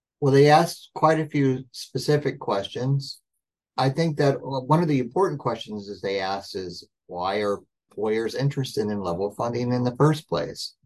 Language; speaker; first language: English; native; English